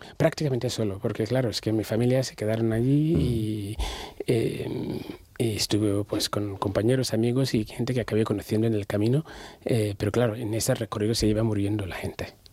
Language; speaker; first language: Spanish; non-native, fluent; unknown